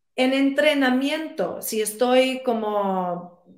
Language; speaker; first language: Spanish; early bilingual, heritage; Spanish